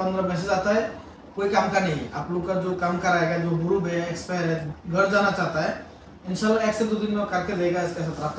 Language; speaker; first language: Hindi; non-native, fluent; Bangla